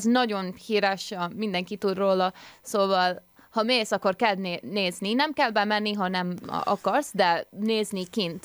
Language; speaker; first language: Hungarian; early bilingual, heritage; English